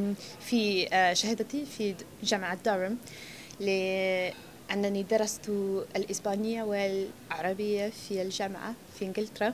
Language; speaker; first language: Arabic; non-native, fluent; English